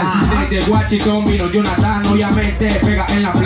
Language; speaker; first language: Spanish; native; Spanish